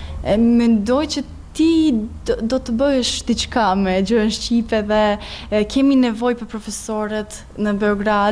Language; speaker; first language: Albanian; non-native, fluent; Serbian